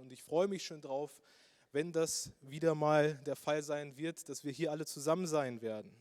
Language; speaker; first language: German; native; German